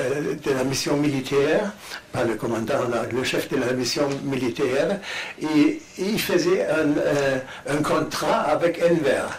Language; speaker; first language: French; non-native, fluent; German